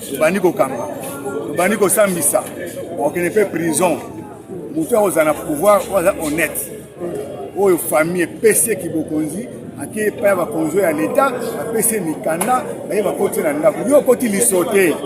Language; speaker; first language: Lingala; non-native, local second language; Kongo